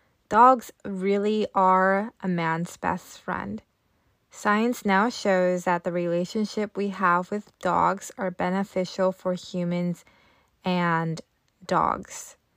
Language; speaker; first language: English; early bilingual, other home language; Japanese